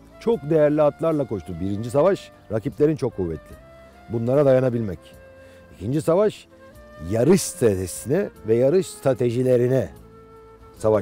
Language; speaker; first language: Turkish; native; Turkish